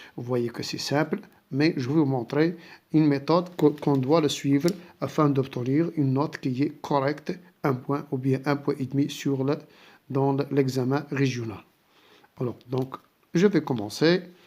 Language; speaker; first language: French; non-native, local second language; Arabic